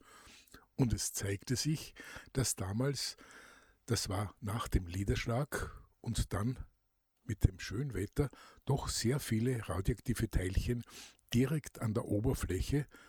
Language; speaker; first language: German; native; German